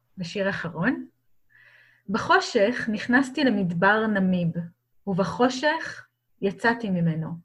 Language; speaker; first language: Hebrew; native; Hebrew